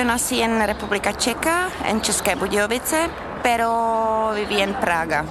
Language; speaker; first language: Spanish; non-native, fluent; Czech